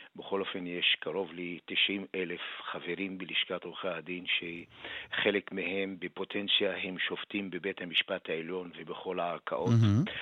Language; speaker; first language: Hebrew; native; Hebrew